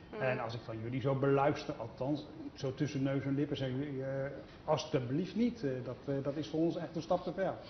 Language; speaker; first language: Dutch; native; Dutch